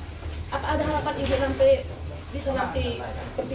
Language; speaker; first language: Indonesian; native; Indonesian